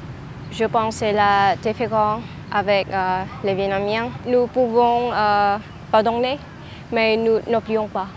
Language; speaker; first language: French; non-native, learner; Vietnamese